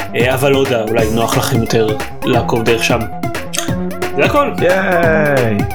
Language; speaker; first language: Hebrew; early bilingual, other home language; Russian